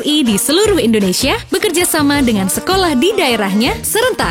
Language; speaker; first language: Indonesian; native; Indonesian